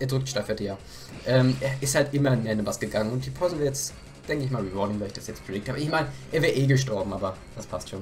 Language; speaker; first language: German; native; German